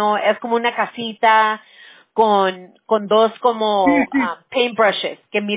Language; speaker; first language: Spanish; early bilingual, heritage; Spanish